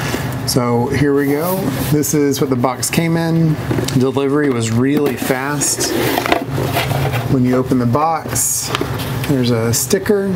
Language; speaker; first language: English; native; English